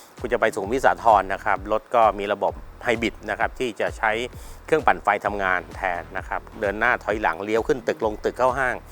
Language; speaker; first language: Thai; native; Thai